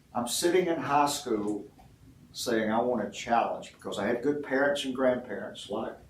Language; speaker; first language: English; native; English